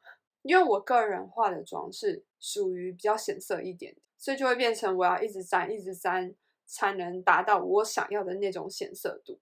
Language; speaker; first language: Chinese; native; Chinese